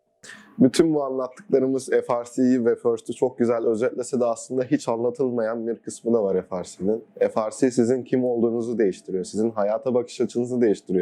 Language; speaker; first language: Turkish; native; Turkish